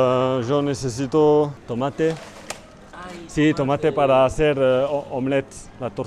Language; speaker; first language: Spanish; non-native, learner; French